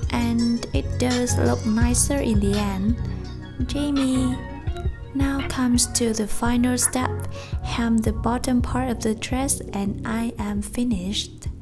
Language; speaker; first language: English; non-native, fluent; Vietnamese